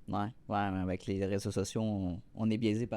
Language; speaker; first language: French; native; French